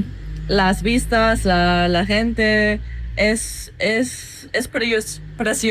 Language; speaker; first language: Spanish; non-native, learner; English